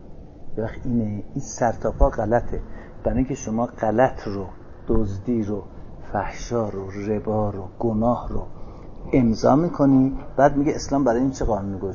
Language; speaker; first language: Persian; native; Persian